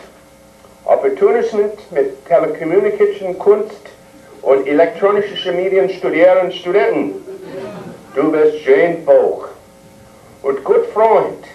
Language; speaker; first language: German; non-native, learner; English